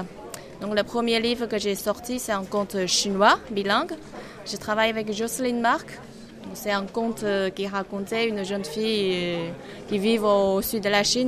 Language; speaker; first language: French; non-native, learner; Chinese